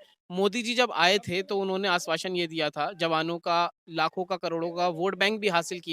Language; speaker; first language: Hindi; native; Hindi